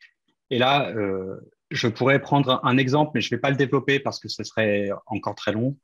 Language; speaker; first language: French; native; French